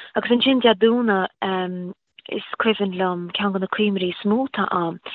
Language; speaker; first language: Irish; native; Irish